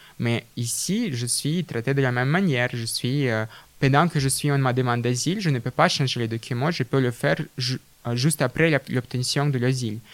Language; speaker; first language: French; non-native, fluent; Russian